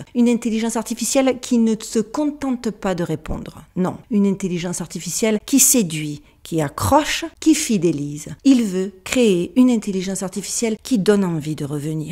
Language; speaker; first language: French; native; French